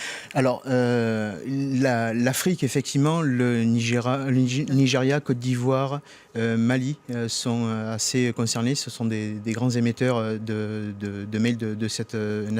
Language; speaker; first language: French; native; French